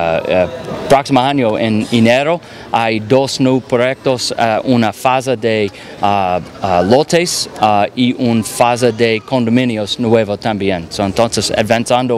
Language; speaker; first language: Spanish; non-native, learner; English